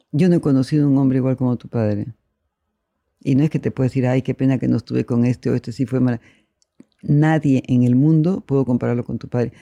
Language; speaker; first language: Spanish; native; Spanish